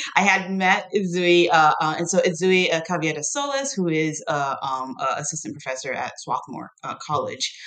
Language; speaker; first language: English; non-native, fluent; Chinese